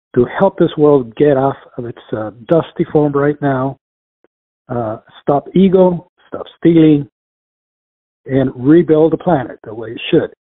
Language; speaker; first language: English; early bilingual, other home language; Spanish